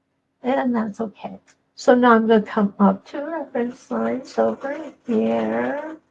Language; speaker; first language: English; native; English